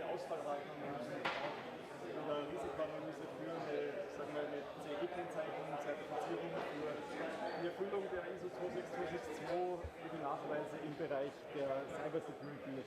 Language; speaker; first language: German; native; German